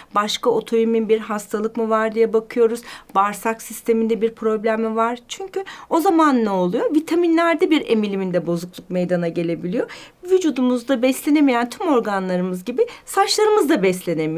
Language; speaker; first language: Turkish; native; Turkish